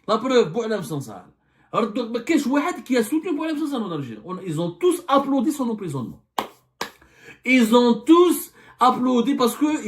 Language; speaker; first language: French; non-native, local second language; Arabic